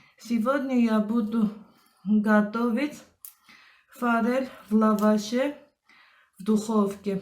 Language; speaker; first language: Russian; non-native, local second language; Armenian